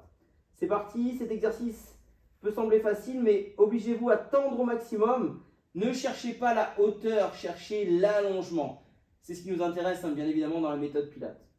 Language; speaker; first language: French; native; French